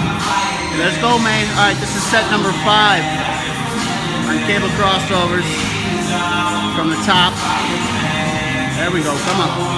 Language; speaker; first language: English; native; English